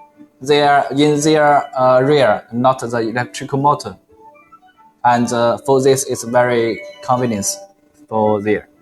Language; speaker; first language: English; non-native, learner; Chinese